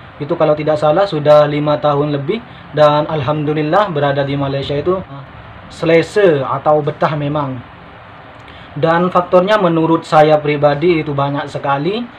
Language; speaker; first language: Indonesian; native; Indonesian